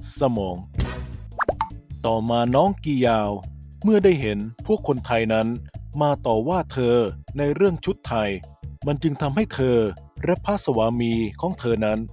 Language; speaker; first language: Thai; native; Thai